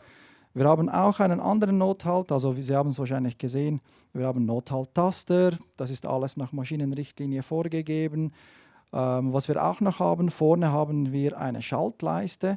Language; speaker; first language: German; native; German